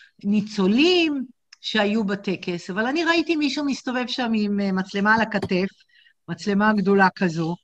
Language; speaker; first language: Hebrew; native; Hebrew